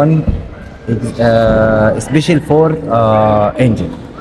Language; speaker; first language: English; non-native, learner; Arabic